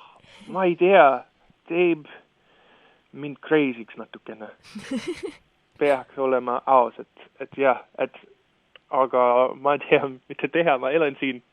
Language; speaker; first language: Estonian; non-native, fluent; English